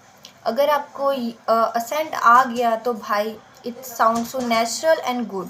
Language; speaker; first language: Hindi; native; Hindi